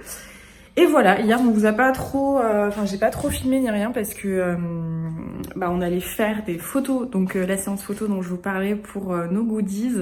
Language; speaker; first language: French; native; French